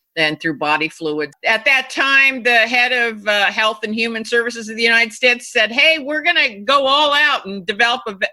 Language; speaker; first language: English; non-native, fluent; Japanese